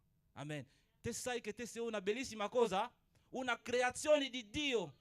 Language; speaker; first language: Italian; non-native, fluent; Portuguese